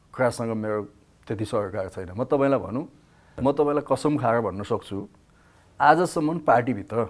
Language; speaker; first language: Nepali; native; Nepali